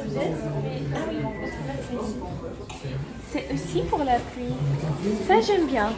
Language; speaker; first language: French; non-native, fluent; Dutch